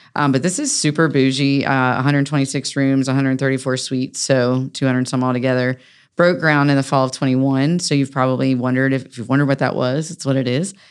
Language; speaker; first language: English; native; English